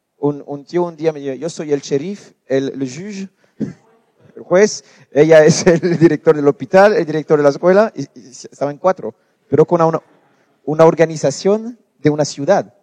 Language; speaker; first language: Spanish; non-native, learner; French